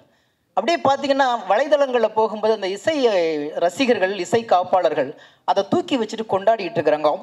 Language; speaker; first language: Tamil; native; Tamil